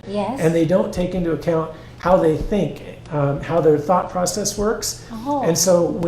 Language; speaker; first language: English; native; English